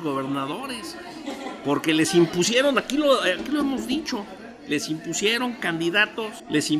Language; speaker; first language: Spanish; native; Spanish